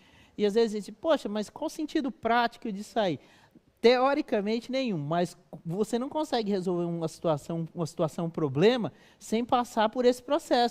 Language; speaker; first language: Portuguese; native; Portuguese